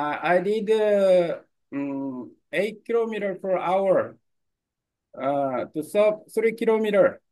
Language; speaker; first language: English; non-native, learner; Korean